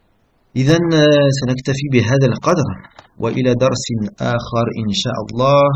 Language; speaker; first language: Arabic; non-native, fluent; French